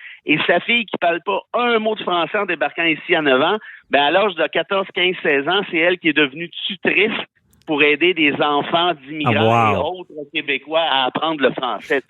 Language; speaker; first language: French; native; French